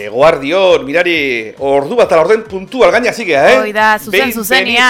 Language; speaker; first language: Basque; native; Basque